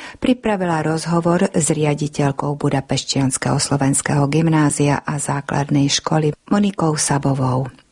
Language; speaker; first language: Slovak; non-native, local second language; Hungarian